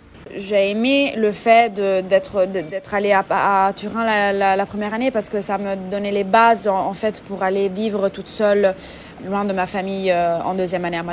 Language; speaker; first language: French; non-native, fluent; Italian